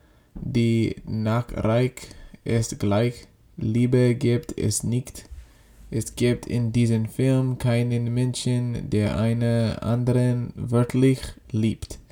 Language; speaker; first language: German; non-native, learner; English